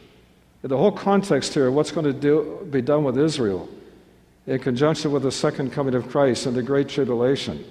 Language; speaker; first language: English; native; English